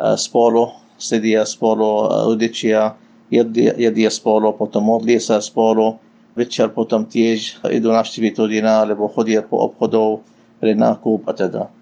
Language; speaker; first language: Slovak; non-native, learner; Arabic